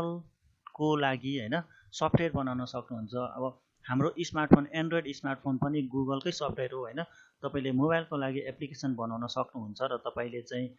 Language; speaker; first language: Nepali; native; Nepali